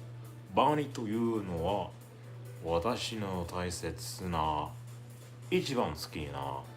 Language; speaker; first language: Japanese; non-native, learner; English